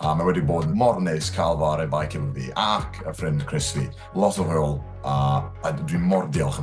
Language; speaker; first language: Welsh; non-native, local second language; English